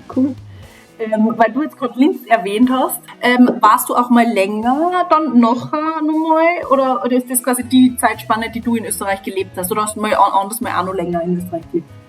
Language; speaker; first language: German; native; German